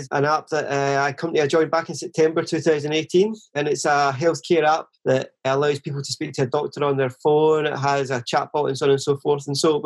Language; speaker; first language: English; native; English